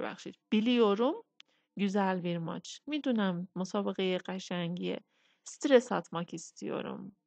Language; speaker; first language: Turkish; non-native, fluent; Persian